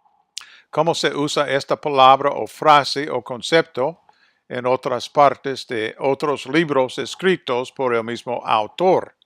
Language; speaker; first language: Spanish; non-native, fluent; English